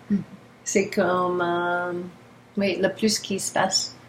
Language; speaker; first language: French; non-native, learner; English